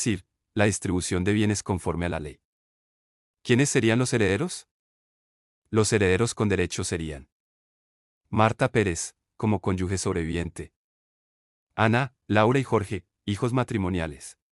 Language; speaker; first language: Spanish; native; Spanish